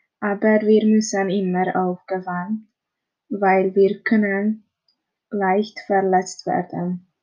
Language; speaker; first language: German; non-native, learner; Hungarian